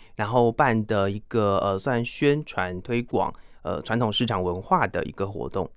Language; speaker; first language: Chinese; native; Chinese